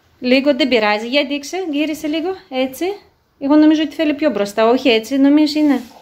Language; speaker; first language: Greek; native; Greek